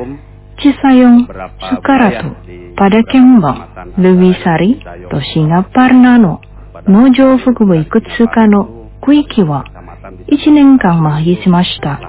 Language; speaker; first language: Japanese; non-native, fluent; Indonesian